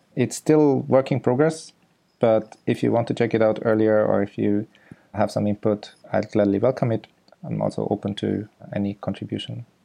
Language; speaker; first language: English; non-native, fluent; German